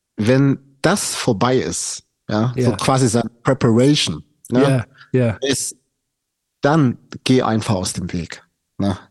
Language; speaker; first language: German; native; German